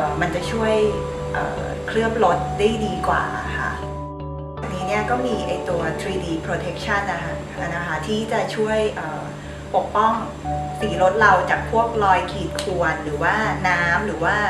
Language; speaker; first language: Thai; native; Thai